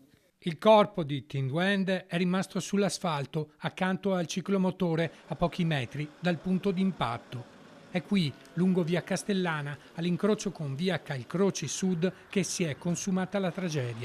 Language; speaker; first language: Italian; native; Italian